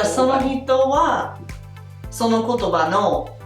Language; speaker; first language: Japanese; non-native, fluent; English